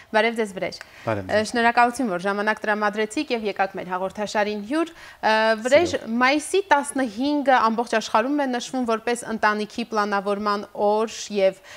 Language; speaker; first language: Armenian; native; Armenian